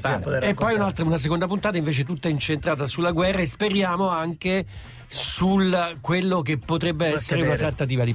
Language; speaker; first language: Italian; native; Italian